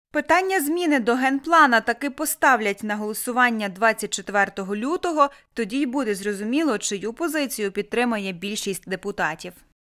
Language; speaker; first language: Ukrainian; native; Ukrainian